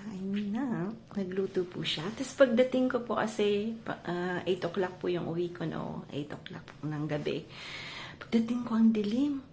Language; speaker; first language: Filipino; non-native, local second language; Bikol